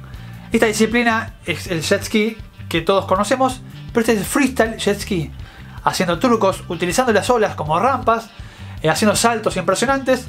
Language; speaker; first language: Spanish; native; Spanish